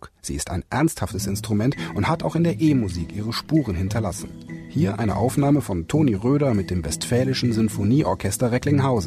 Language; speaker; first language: German; native; German